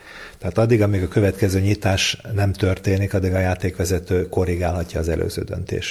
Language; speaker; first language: Hungarian; native; Hungarian